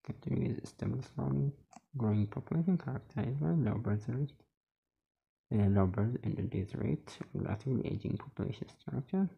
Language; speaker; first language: English; non-native, local second language; Amharic